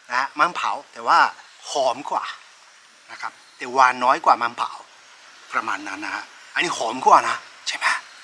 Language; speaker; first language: Thai; non-native, fluent; Japanese